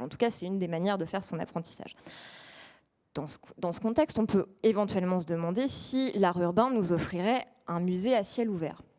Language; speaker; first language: French; native; French